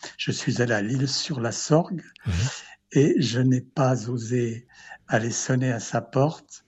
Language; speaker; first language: French; native; French